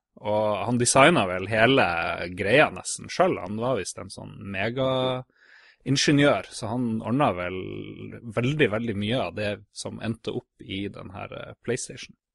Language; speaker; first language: Norwegian; native; Norwegian